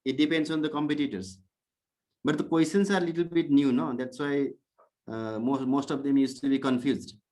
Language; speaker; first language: English; non-native, local second language; Nepali